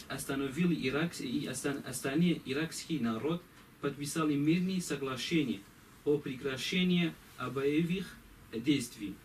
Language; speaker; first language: Russian; non-native, learner; Kurdish